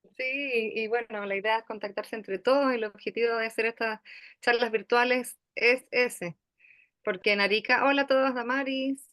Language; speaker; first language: Spanish; native; Spanish